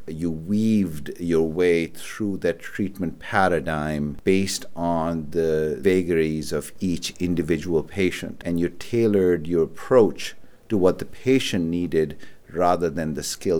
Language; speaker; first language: English; non-native, local second language; Urdu